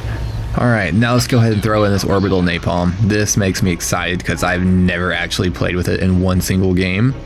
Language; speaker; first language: English; native; English